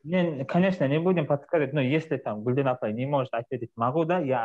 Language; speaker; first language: Russian; non-native, local second language; Kazakh